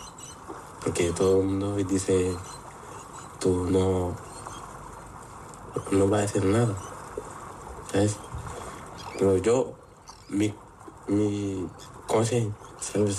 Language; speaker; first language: Spanish; non-native, learner; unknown